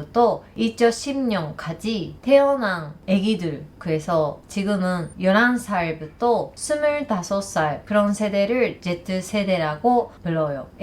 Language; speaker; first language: Korean; non-native, learner; Japanese